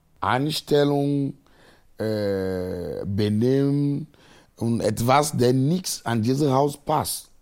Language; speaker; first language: German; non-native, fluent; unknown